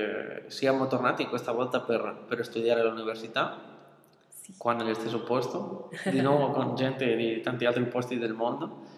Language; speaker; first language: Italian; non-native, fluent; Spanish